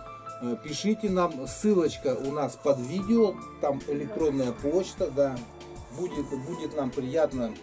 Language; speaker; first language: Russian; native; Russian